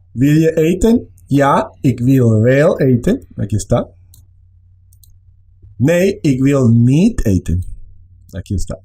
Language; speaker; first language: Dutch; non-native, learner; Spanish